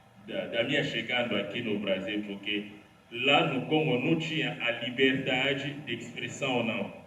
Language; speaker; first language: Portuguese; non-native, learner; Lingala